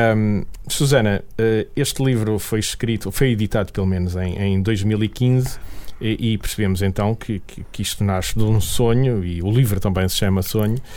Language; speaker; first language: Portuguese; native; Portuguese